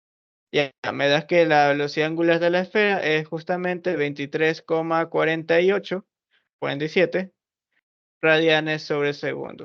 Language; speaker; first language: Spanish; native; Spanish